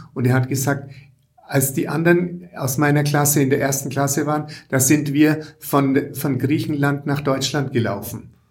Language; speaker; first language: German; native; German